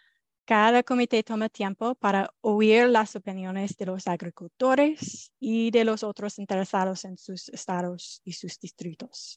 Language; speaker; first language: Spanish; non-native, fluent; English